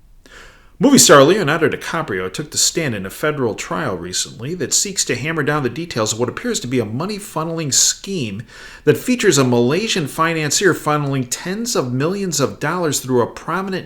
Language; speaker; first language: English; native; English